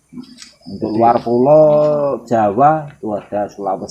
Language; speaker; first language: Indonesian; non-native, local second language; Javanese